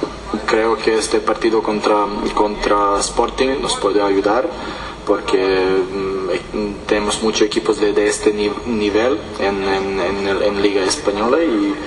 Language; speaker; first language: Spanish; non-native, learner; Serbian